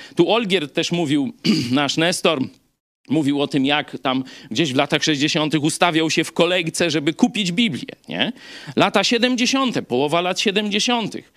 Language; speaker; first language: Polish; native; Polish